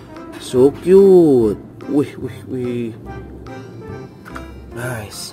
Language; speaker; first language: English; non-native, learner; Indonesian